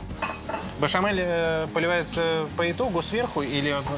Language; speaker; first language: Russian; native; Russian